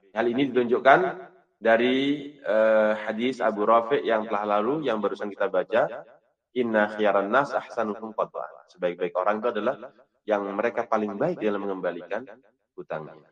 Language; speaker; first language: Indonesian; native; Indonesian